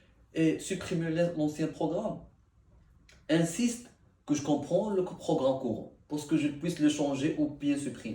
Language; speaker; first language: French; non-native, learner; Arabic